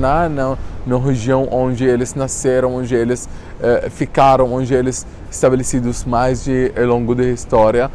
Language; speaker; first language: Portuguese; non-native, fluent; Arabic